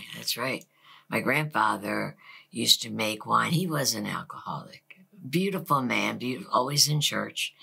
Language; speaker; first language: English; native; English